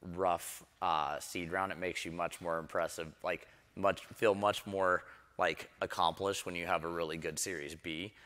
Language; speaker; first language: English; native; English